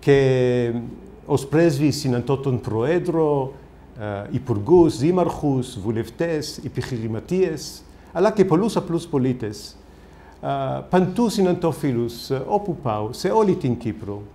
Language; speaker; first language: Greek; non-native, learner; Hebrew